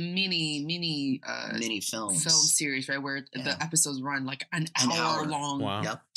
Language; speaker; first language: English; non-native, fluent; Chinese